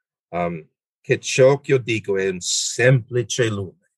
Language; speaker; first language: Italian; non-native, fluent; English